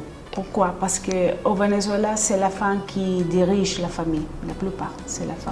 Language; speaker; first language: French; non-native, fluent; Spanish